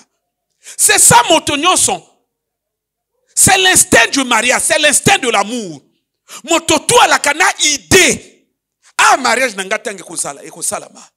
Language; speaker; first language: French; non-native, local second language; Lingala